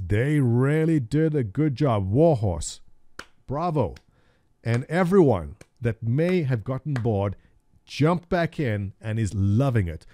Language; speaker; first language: English; native; English